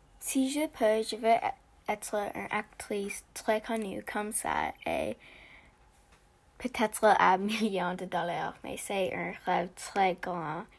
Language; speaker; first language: French; non-native, learner; English